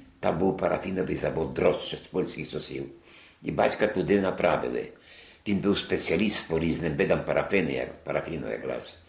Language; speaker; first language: Ukrainian; non-native, local second language; Polish